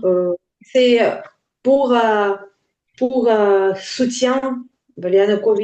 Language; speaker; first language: French; non-native, learner; Ukrainian